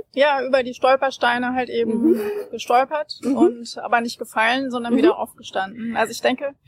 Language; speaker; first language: German; native; German